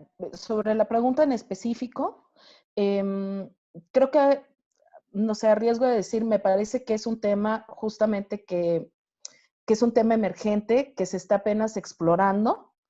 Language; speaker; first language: Spanish; native; Spanish